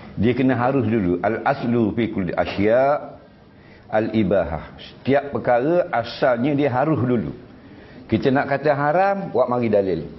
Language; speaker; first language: Malay; native; Malay